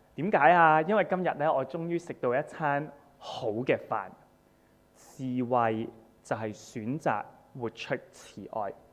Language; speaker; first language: Cantonese; native; Cantonese